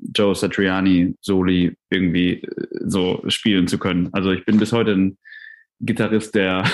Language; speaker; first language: German; native; German